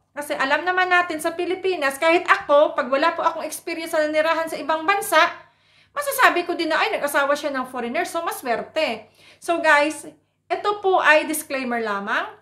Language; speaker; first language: Filipino; non-native, local second language; Cebuano